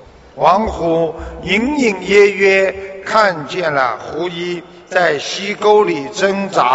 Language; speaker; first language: Chinese; native; Chinese